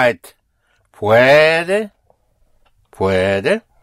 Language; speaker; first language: Spanish; non-native, fluent; English